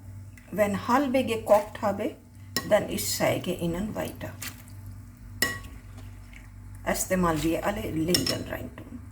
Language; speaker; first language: German; non-native, learner; Hindi